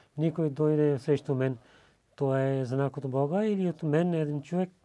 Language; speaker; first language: Bulgarian; non-native, learner; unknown